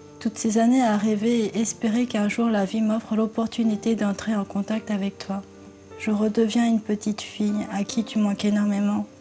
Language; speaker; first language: French; early bilingual, other home language; Korean